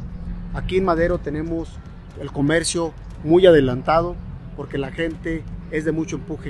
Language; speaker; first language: Spanish; native; Spanish